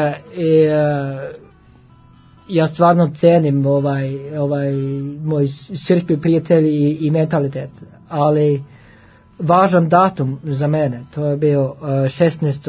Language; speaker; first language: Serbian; non-native, learner; Norwegian